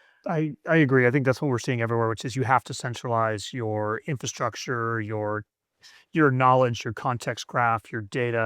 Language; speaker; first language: English; native; English